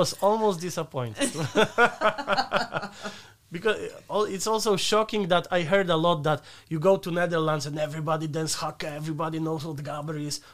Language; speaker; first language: English; non-native, fluent; Polish